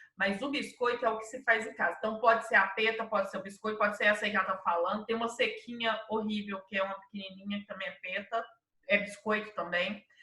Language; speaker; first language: Portuguese; native; Portuguese